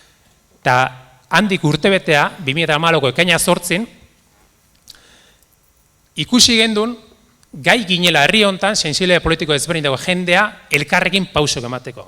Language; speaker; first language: Basque; native; Basque